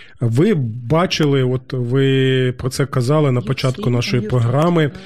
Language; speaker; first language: Ukrainian; native; Ukrainian